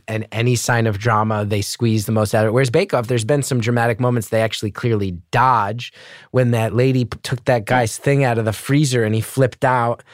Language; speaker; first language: English; native; English